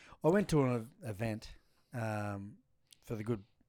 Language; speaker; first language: English; native; English